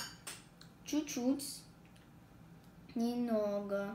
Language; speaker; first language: Russian; non-native, learner; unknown